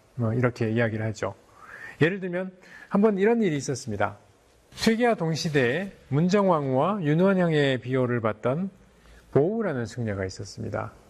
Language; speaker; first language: Korean; native; Korean